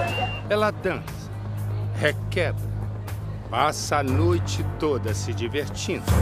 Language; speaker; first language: Portuguese; native; Portuguese